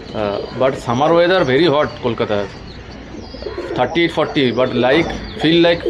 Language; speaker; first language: English; non-native, learner; Bangla